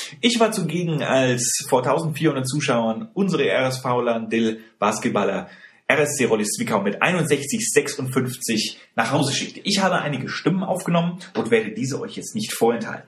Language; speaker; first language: German; native; German